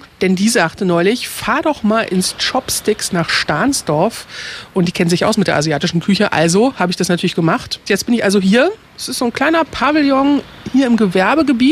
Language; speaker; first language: German; native; German